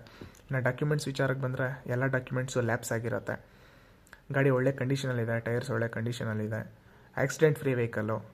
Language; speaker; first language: Kannada; native; Kannada